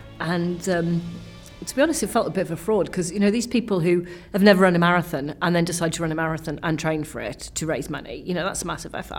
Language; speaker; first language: English; native; English